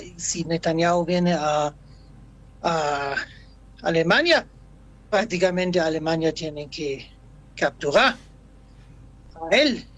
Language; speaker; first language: Spanish; non-native, fluent; German